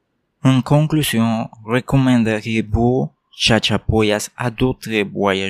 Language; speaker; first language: French; non-native, learner; Spanish